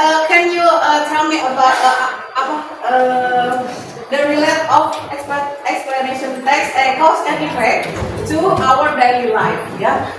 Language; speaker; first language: English; non-native, learner; Indonesian